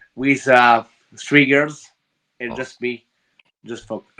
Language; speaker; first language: English; non-native, learner; French